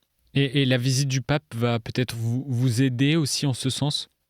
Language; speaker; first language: French; native; French